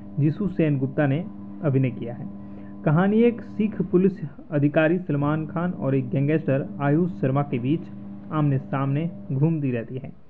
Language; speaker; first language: Hindi; native; Hindi